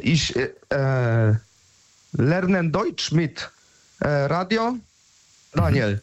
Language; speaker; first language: German; non-native, learner; Polish